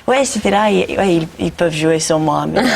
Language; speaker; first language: French; non-native, fluent; English